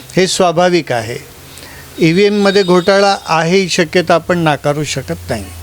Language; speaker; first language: Marathi; non-native, local second language; Gujarati